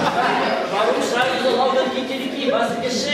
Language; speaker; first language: German; non-native, learner; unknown